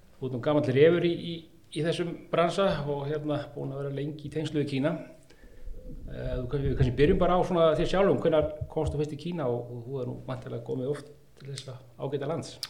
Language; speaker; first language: Icelandic; native; Icelandic